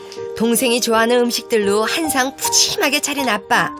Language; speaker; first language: Korean; native; Korean